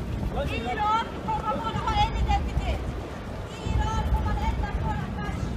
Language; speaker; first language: Swedish; non-native, fluent; Azerbaijani